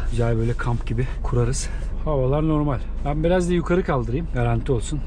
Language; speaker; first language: Turkish; native; Turkish